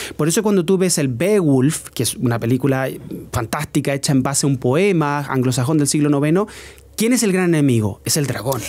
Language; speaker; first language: Spanish; native; Spanish